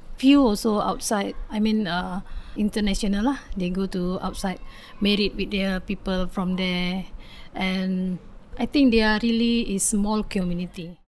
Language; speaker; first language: English; non-native, learner; Indonesian